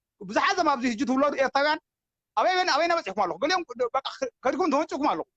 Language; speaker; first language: Tigrinya; native; Tigrinya